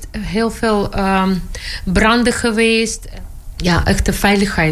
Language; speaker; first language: Dutch; non-native, learner; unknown